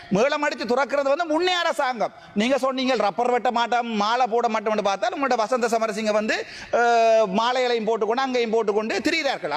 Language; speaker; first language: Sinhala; non-native, local second language; Tamil